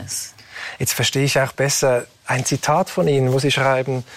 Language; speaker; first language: German; native; German